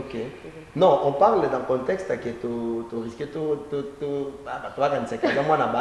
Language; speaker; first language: French; non-native, local second language; Lingala